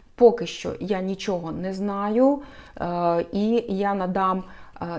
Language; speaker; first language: Ukrainian; non-native, local second language; Russian